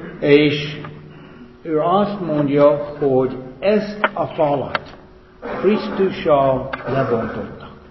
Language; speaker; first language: Hungarian; non-native, fluent; English